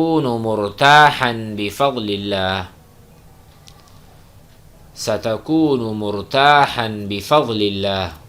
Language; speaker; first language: Arabic; non-native, fluent; Urdu